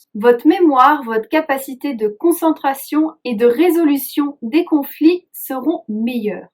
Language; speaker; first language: French; native; French